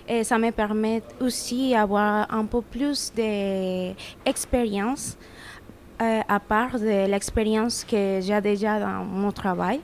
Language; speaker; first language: French; non-native, fluent; Spanish